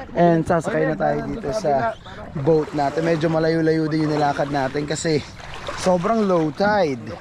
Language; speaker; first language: Filipino; native; Filipino